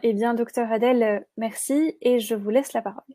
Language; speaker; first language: French; native; French